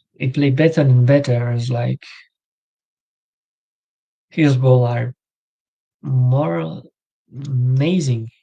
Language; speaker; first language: English; non-native, learner; French